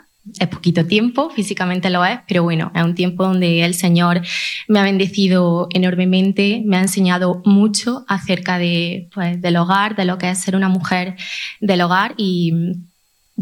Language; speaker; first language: Spanish; native; Spanish